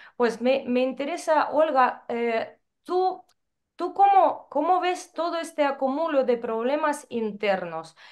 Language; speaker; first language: Spanish; non-native, fluent; Ukrainian